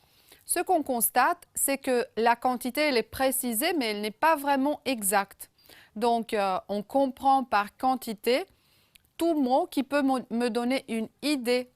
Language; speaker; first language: French; non-native, fluent; Romanian